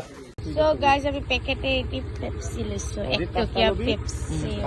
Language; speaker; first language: Hindi; non-native, local second language; Assamese